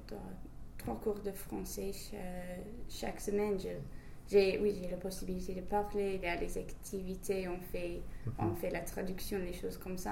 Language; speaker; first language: French; non-native, fluent; English